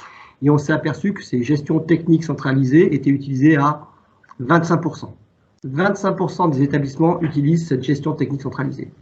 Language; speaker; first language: French; native; French